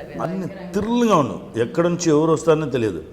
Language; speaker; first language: Telugu; non-native, local second language; Tamil